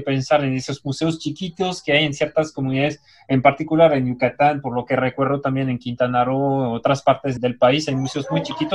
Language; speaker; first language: Spanish; native; Spanish